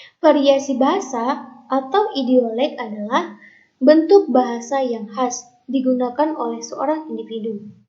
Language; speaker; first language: Indonesian; native; Indonesian